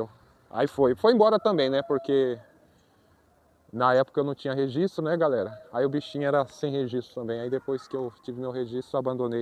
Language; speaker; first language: Portuguese; native; Portuguese